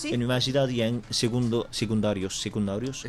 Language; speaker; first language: Spanish; non-native, learner; Turkish